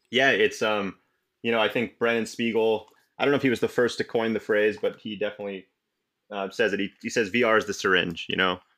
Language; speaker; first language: English; native; English